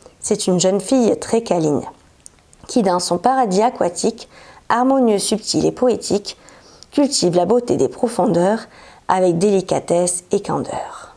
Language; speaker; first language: French; native; French